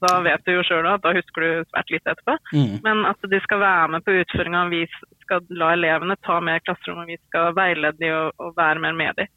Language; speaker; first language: Norwegian; native; Norwegian